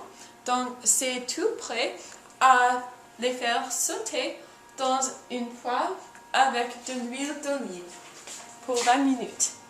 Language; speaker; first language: French; non-native, learner; English